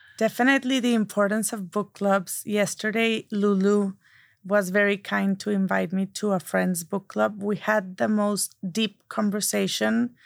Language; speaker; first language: English; non-native, fluent; Spanish